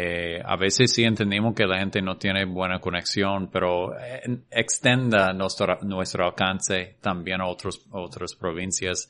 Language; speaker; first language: Spanish; non-native, fluent; English